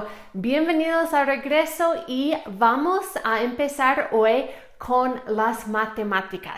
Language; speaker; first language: Spanish; non-native, fluent; English